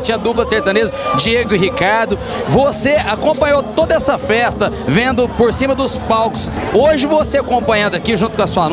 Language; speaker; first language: Portuguese; native; Portuguese